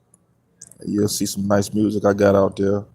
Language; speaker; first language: English; native; English